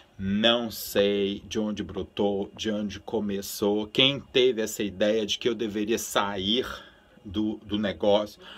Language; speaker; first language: Portuguese; early bilingual, other home language; Spanish